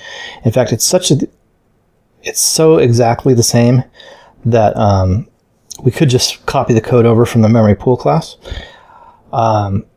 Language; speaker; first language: English; native; English